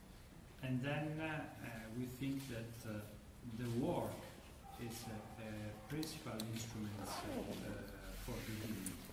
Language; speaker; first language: English; non-native, learner; Italian